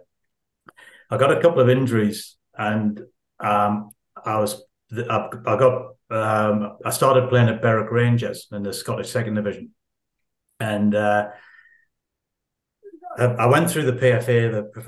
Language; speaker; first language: English; native; English